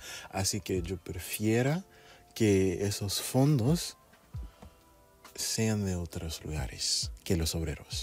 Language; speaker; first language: Spanish; non-native, fluent; English